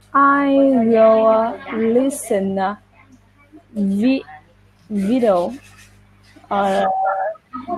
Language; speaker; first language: English; non-native, learner; Vietnamese